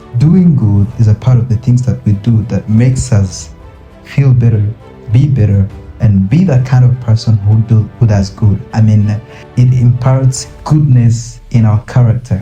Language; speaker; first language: English; non-native, local second language; Kinyarwanda